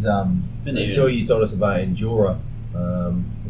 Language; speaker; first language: English; native; English